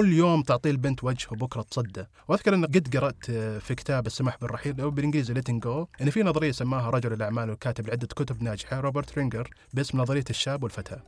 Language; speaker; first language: Arabic; native; Arabic